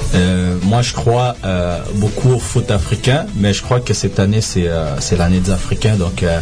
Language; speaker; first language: French; native; French